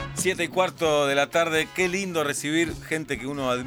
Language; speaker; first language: Spanish; native; Spanish